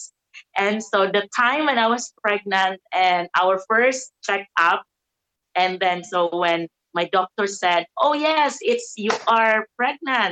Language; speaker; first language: English; non-native, local second language; Cebuano